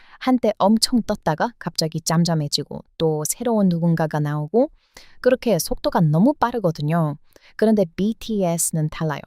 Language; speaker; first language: Korean; non-native, fluent; English